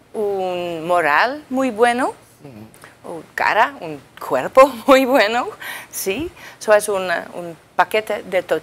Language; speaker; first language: Spanish; non-native, learner; Dutch